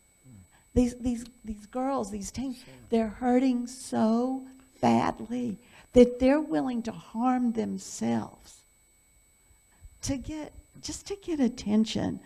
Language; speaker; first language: English; native; English